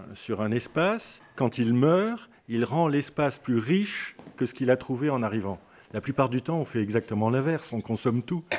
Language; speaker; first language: French; native; French